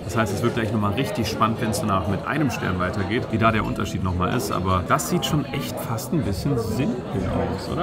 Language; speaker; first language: German; native; German